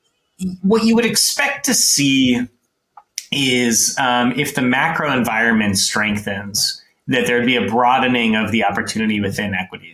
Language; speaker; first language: English; native; English